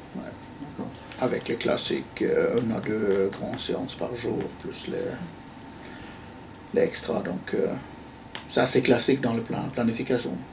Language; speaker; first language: French; non-native, fluent; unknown